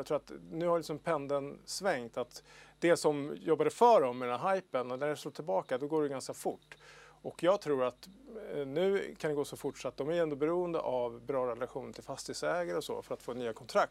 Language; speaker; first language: Swedish; native; Swedish